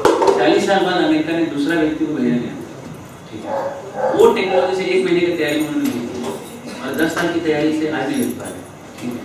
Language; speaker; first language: Hindi; native; Hindi